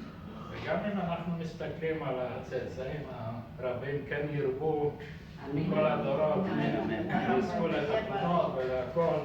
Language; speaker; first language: Hebrew; early bilingual, other home language; Persian